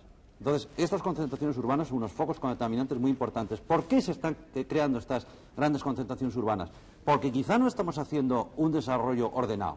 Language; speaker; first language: Spanish; native; Spanish